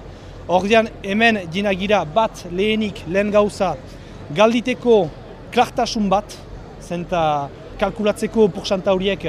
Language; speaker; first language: Basque; native; Basque